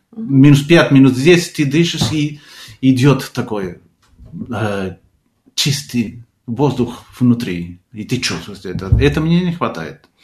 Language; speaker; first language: Russian; non-native, fluent; Spanish